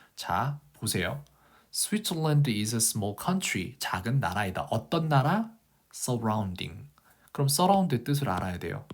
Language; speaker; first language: Korean; native; Korean